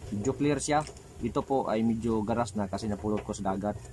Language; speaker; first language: Filipino; non-native, local second language; Cebuano